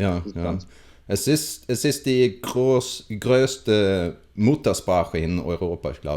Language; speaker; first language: German; non-native, learner; Swedish